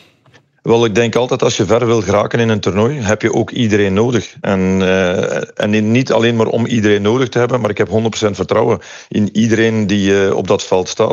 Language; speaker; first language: Dutch; native; Dutch